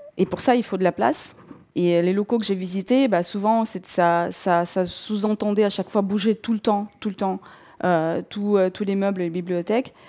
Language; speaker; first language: French; non-native, fluent; Russian